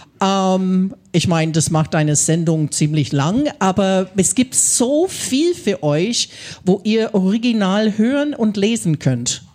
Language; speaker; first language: German; non-native, fluent; English